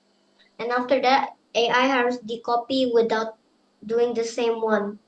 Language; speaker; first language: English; non-native, fluent; Indonesian